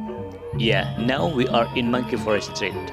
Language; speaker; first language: English; non-native, learner; Indonesian